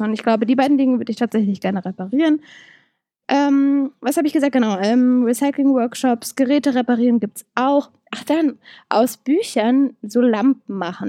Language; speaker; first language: German; native; German